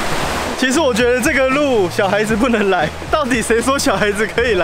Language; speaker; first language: Chinese; native; Chinese